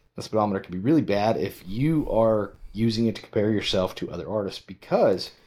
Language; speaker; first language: English; native; English